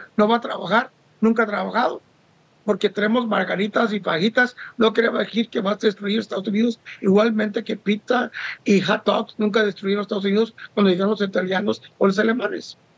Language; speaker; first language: Spanish; early bilingual, heritage; Spanish